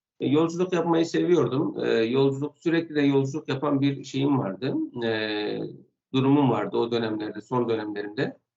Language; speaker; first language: Turkish; non-native, local second language; Kurdish